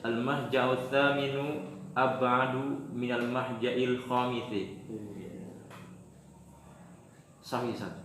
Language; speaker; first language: Arabic; non-native, learner; Indonesian